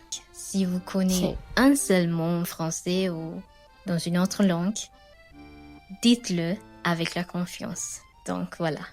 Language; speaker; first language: French; non-native, fluent; Sinhala